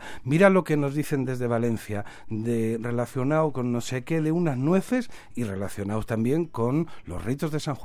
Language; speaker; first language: Spanish; native; Spanish